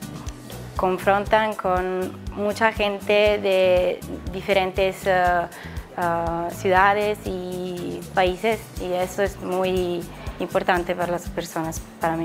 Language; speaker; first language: Spanish; non-native, learner; Italian